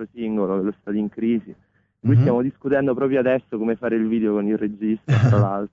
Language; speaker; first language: Italian; native; Italian